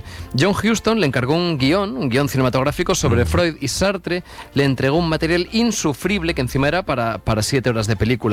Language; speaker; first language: Spanish; native; Spanish